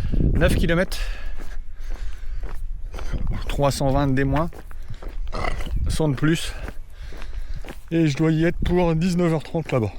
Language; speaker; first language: French; native; French